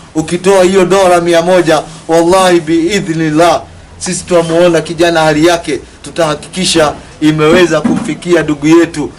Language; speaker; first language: Swahili; non-native, local second language; Kikuyu